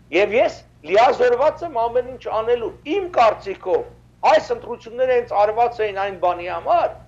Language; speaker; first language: Armenian; native; Armenian